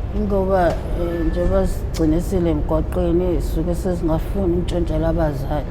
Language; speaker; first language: Zulu; native; Zulu